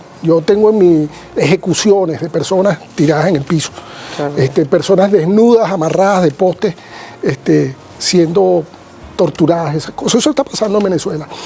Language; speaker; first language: Spanish; native; Spanish